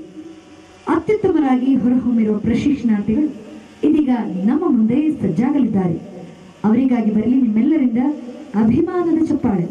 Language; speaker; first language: Kannada; native; Kannada